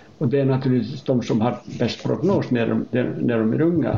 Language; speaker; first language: Swedish; non-native, fluent; Icelandic